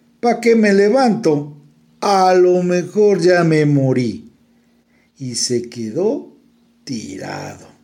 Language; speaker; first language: Spanish; native; Spanish